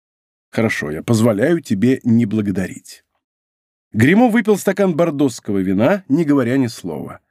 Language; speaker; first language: Russian; native; Russian